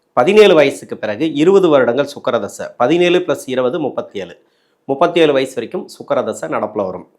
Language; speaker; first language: Tamil; native; Tamil